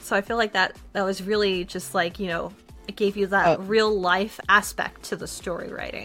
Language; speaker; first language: English; native; English